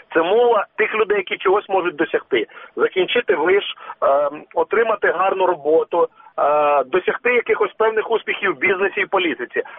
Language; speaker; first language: Ukrainian; native; Ukrainian